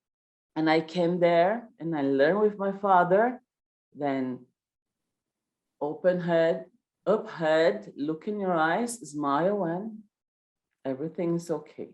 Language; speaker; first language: English; non-native, learner; Portuguese